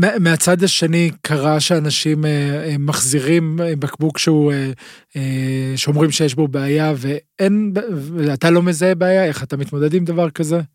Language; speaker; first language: Hebrew; native; Hebrew